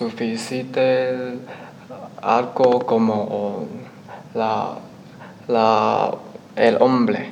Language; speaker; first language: Spanish; non-native, learner; Chinese